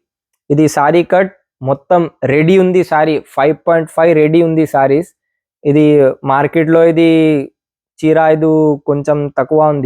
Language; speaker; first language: Telugu; non-native, local second language; Urdu